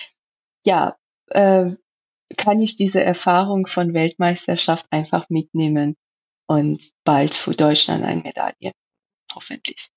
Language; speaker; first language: German; non-native, learner; Persian